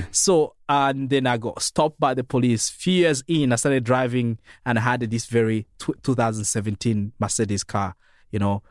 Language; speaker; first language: English; non-native, fluent; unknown